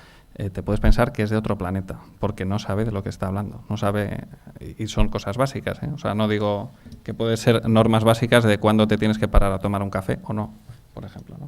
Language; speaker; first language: Spanish; native; Spanish